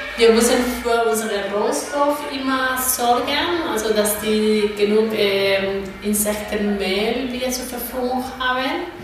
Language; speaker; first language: German; non-native, fluent; Spanish